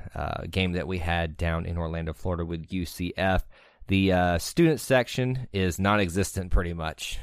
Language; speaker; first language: English; native; English